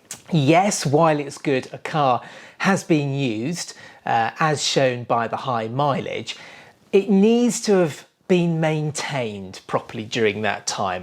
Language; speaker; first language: English; native; English